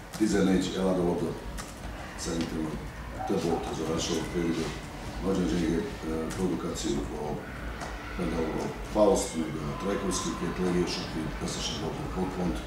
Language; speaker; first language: Hungarian; non-native, learner; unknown